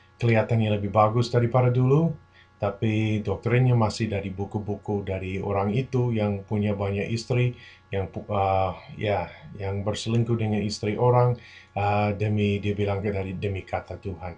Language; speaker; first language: Indonesian; non-native, fluent; English